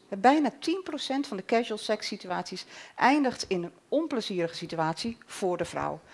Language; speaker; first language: Dutch; native; Dutch